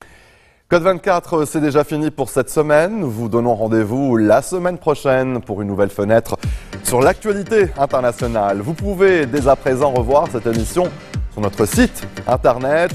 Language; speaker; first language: French; non-native, local second language; Arabic